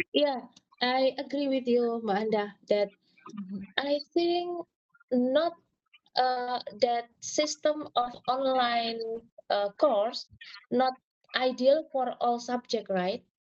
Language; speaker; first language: English; non-native, learner; Indonesian